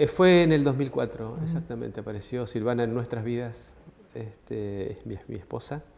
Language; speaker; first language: Spanish; native; Spanish